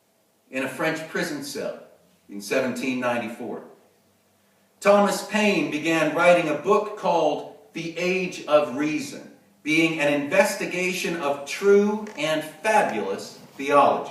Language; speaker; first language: English; native; English